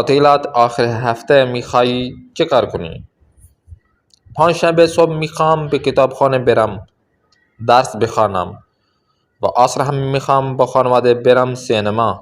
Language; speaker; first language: Persian; non-native, fluent; Urdu